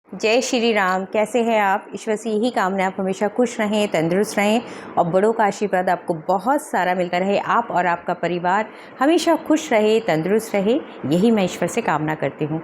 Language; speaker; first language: Hindi; native; Hindi